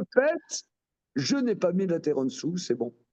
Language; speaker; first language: French; native; French